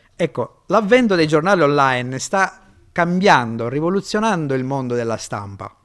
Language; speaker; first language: Italian; native; Italian